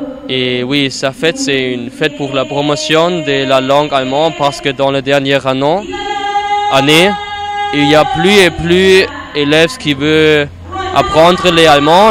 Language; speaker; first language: French; non-native, learner; German